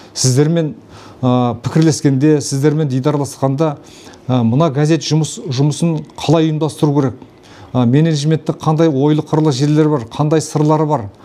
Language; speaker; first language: Kazakh; native; Kazakh